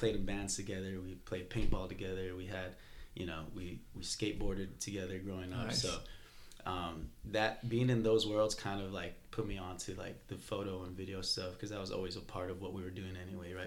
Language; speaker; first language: English; native; English